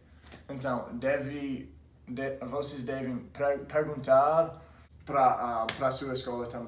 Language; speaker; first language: Portuguese; non-native, fluent; English